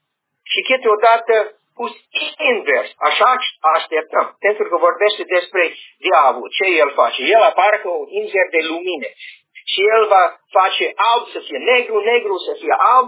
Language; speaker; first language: Romanian; non-native, learner; English